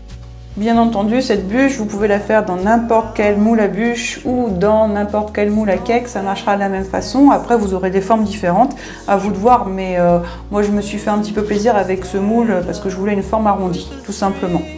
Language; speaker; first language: French; native; French